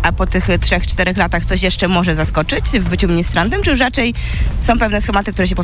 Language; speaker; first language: Polish; native; Polish